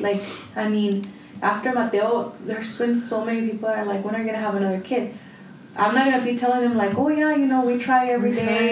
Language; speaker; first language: English; early bilingual, other home language; Spanish